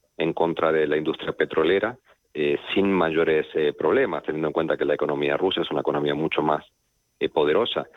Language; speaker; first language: Spanish; native; Spanish